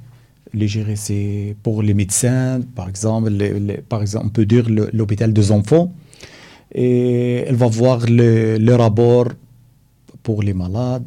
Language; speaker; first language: French; non-native, learner; Arabic